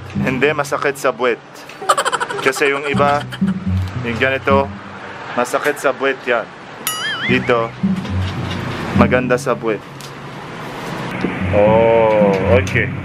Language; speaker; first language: Filipino; non-native, learner; Arabic